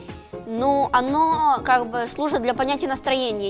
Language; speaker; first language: Russian; native; Russian